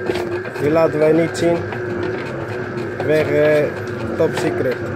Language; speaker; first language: Dutch; non-native, fluent; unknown